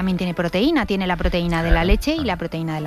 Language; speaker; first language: Spanish; native; Spanish